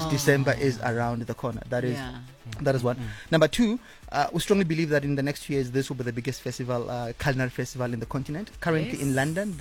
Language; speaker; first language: English; non-native, local second language; Tsonga